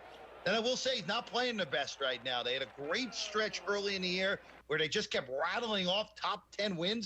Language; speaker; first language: English; native; English